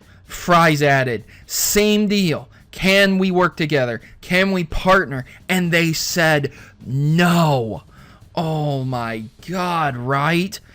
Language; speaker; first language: English; native; English